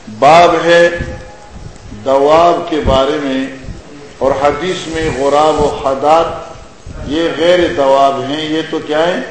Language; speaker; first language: Urdu; non-native, local second language; Northern Hindko